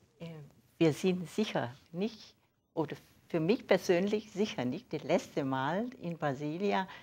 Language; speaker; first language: German; non-native, fluent; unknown